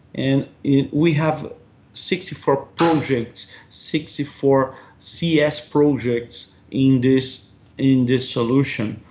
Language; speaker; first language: English; non-native, fluent; Portuguese